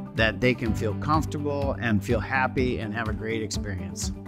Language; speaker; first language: English; native; English